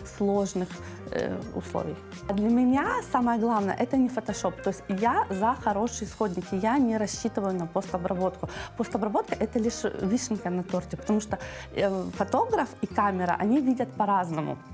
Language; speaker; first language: Russian; native; Russian